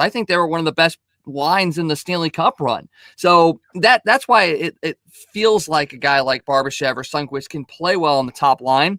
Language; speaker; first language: English; native; English